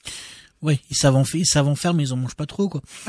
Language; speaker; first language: French; native; French